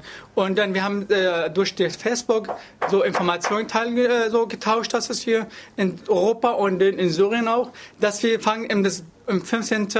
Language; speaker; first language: German; non-native, learner; Arabic